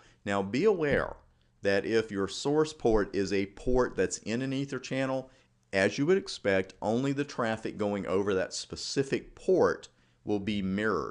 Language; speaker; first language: English; native; English